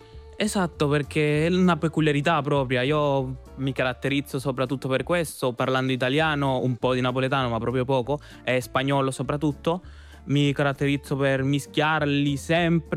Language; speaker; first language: Italian; non-native, fluent; Spanish